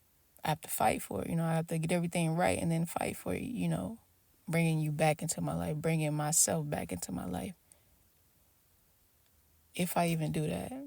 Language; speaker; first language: English; native; English